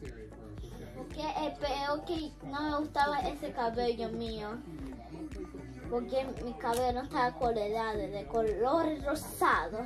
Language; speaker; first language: Spanish; early bilingual, heritage; Spanish